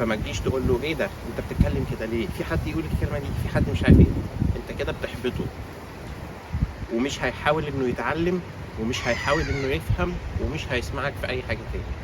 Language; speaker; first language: Arabic; native; Arabic